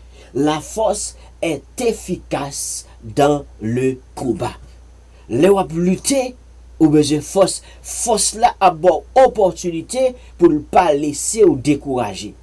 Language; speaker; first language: French; non-native, learner; Haitian Creole